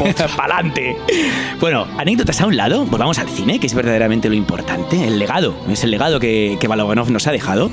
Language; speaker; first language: Spanish; non-native, local second language; Catalan